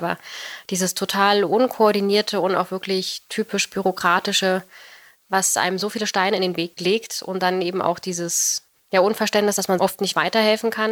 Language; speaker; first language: German; native; German